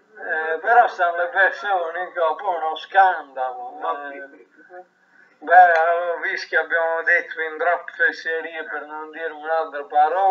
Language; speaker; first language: Italian; native; Italian